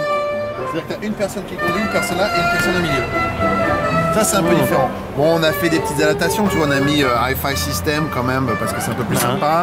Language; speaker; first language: French; native; French